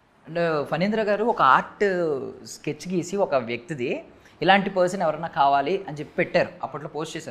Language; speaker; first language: Telugu; native; Telugu